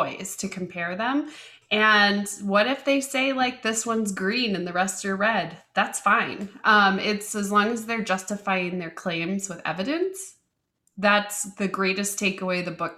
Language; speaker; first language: English; native; English